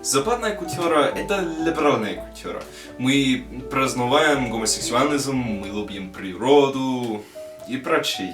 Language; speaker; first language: Russian; non-native, learner; English